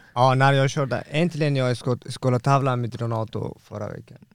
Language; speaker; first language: Swedish; non-native, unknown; Persian